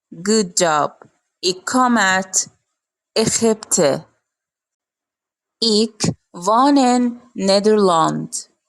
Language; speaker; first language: Dutch; non-native, learner; Arabic